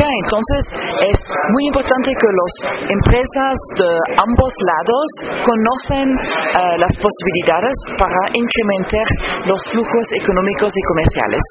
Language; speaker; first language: Spanish; non-native, fluent; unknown